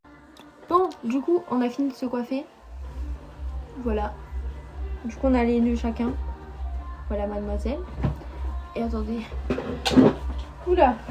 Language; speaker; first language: French; native; French